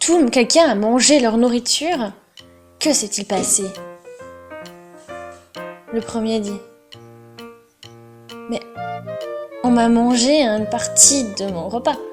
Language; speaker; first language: French; non-native, fluent; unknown